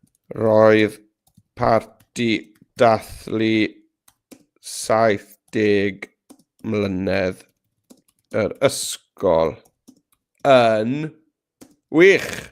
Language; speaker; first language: Welsh; native; Welsh